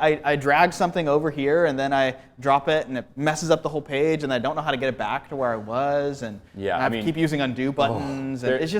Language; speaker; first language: English; native; English